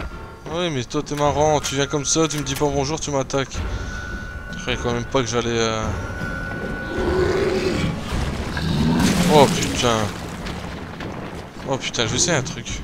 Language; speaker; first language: French; native; French